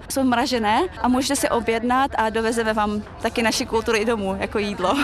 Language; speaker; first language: Czech; early bilingual, other home language; Chechen